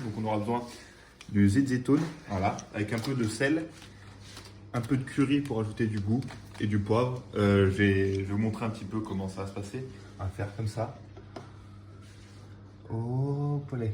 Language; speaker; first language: French; native; French